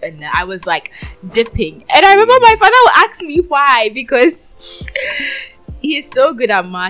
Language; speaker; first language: English; non-native, local second language; Akan